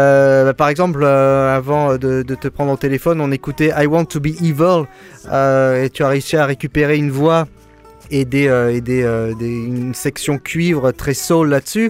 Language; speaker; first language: French; native; French